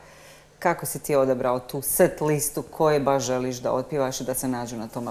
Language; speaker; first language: Serbian; native; Serbian